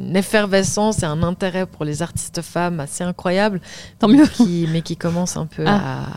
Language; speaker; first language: French; native; French